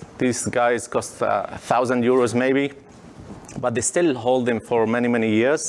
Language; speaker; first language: English; non-native, fluent; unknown